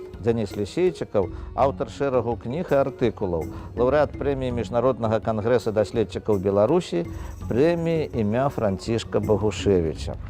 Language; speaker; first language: Belarusian; native; Belarusian